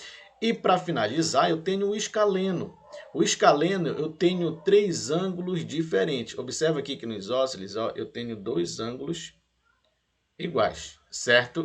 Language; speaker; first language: Portuguese; native; Portuguese